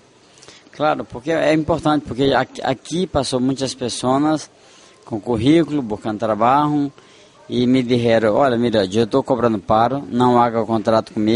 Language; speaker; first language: Spanish; non-native, fluent; Portuguese